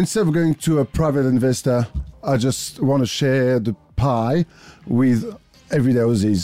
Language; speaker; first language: English; non-native, fluent; French